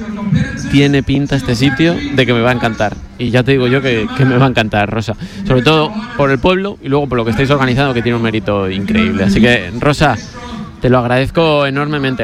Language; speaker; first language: Spanish; native; Spanish